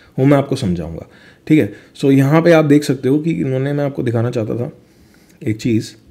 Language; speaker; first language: Hindi; native; Hindi